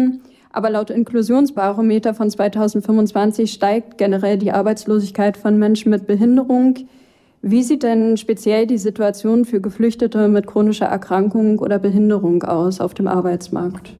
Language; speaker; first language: German; native; German